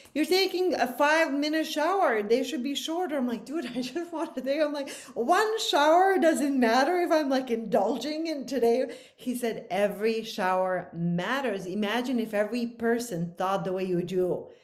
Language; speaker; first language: English; non-native, fluent; Bosnian